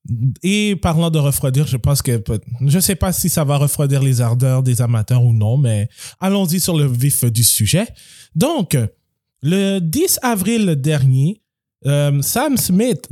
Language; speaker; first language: French; native; French